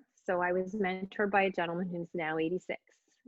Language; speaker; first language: English; native; English